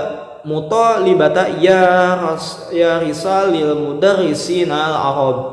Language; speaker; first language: Arabic; non-native, learner; Indonesian